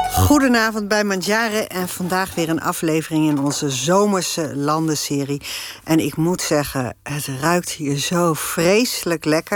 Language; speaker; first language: Dutch; native; Dutch